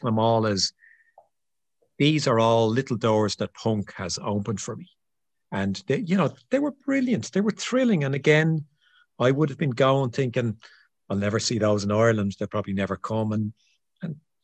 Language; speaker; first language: English; native; English